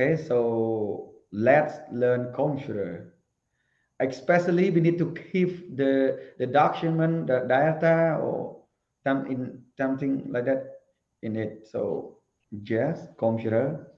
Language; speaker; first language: English; non-native, learner; Khmer